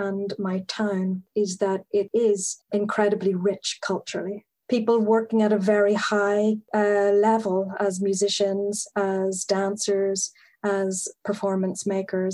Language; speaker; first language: English; native; English